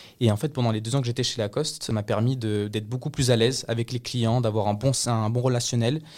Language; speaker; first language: French; early bilingual, other home language; Spanish